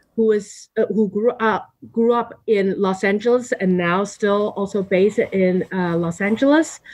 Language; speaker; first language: English; non-native, fluent; Chinese